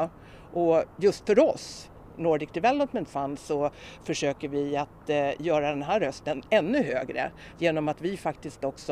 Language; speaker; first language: Swedish; native; Swedish